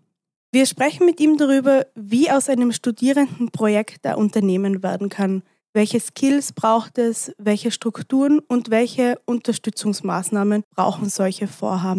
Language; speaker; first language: German; native; German